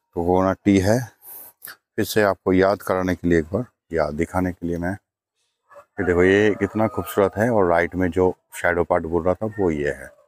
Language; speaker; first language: Hindi; non-native, local second language; Bangla